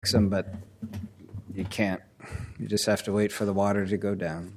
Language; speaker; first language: English; native; English